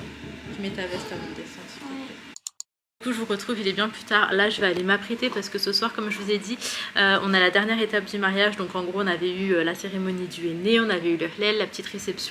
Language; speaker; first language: French; native; French